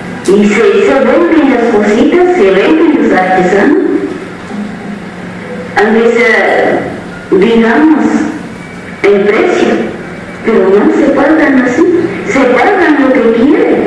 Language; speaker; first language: Spanish; non-native, local second language; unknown